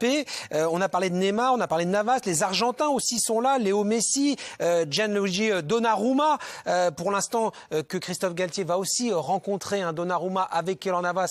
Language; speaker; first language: French; native; French